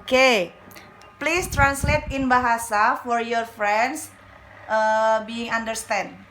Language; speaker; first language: English; non-native, learner; Indonesian